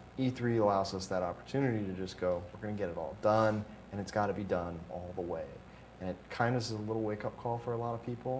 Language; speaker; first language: English; native; English